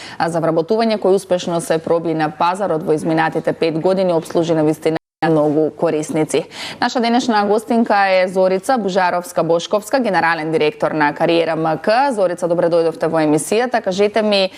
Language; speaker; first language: Macedonian; native; Macedonian